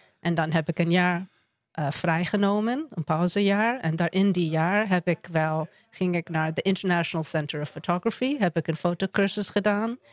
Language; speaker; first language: Dutch; non-native, fluent; English